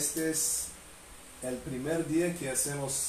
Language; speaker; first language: Spanish; non-native, fluent; Bulgarian